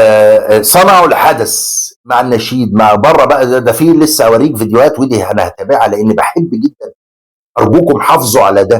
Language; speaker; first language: Arabic; native; Arabic